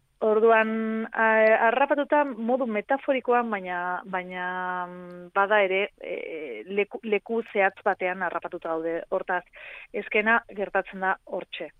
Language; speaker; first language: Basque; non-native, local second language; Spanish